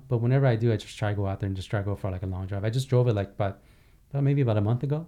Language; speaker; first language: English; early bilingual, other home language; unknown